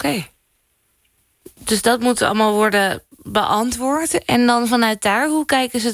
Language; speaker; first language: Dutch; native; Dutch